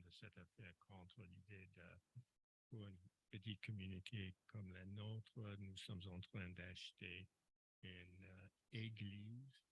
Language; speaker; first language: French; non-native, local second language; English